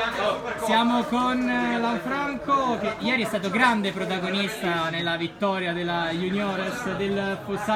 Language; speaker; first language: Italian; native; Italian